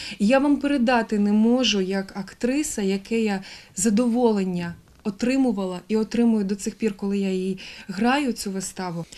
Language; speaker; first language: Ukrainian; native; Ukrainian